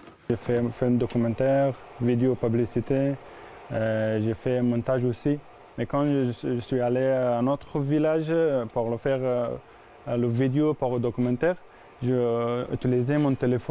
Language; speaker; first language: French; non-native, learner; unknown